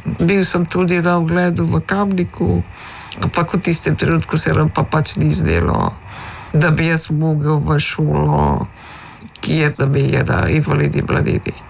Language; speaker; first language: Slovenian; early bilingual, other home language; Macedonian